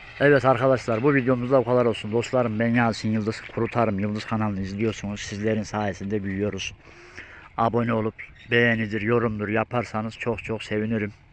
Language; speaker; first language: Turkish; native; Turkish